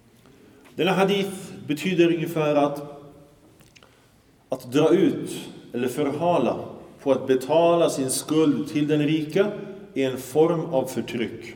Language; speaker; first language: Swedish; early bilingual, other home language; Arabic